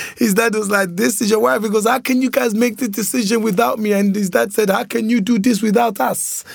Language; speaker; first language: English; early bilingual, other home language; Lingala